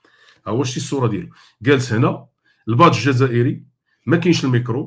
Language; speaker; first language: Arabic; native; Arabic